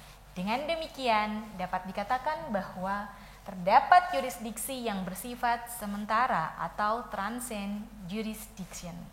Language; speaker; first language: Indonesian; native; Indonesian